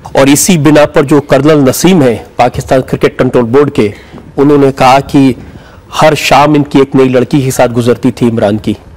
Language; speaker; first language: Hindi; native; Hindi